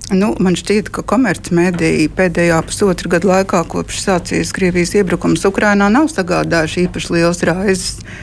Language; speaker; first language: Latvian; native; Latvian